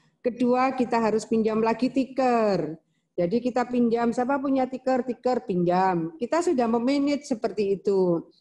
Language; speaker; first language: Indonesian; native; Indonesian